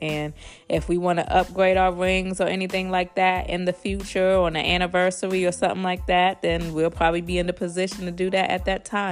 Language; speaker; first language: English; native; English